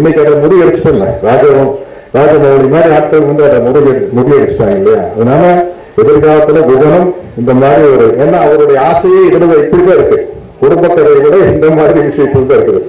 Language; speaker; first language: Tamil; native; Tamil